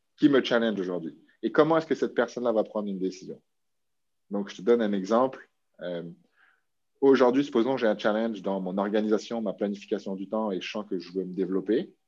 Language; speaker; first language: French; native; French